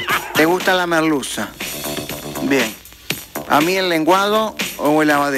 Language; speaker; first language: Spanish; native; Spanish